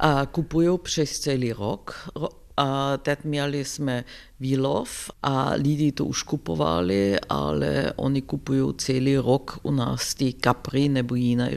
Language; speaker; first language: Czech; non-native, fluent; German